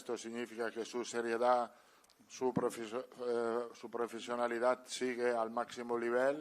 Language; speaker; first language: Spanish; non-native, fluent; Italian